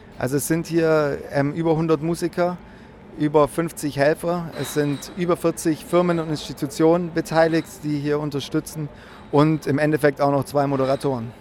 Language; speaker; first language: German; native; German